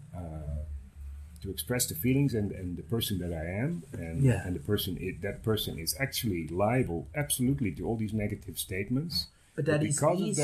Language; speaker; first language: English; non-native, fluent; Dutch